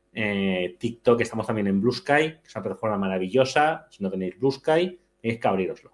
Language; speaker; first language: Spanish; native; Spanish